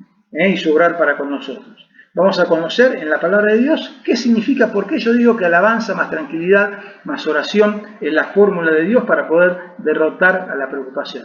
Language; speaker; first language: Spanish; native; Spanish